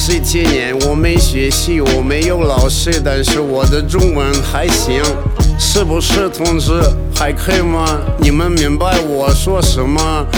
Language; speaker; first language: Chinese; non-native, learner; Russian